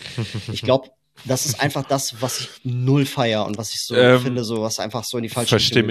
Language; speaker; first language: German; native; German